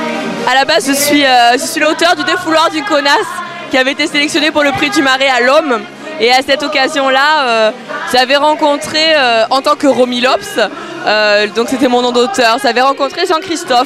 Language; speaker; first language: French; native; French